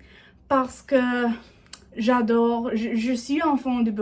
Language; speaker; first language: French; non-native, learner; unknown